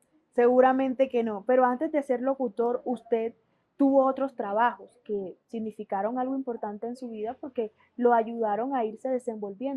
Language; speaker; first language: Spanish; native; Spanish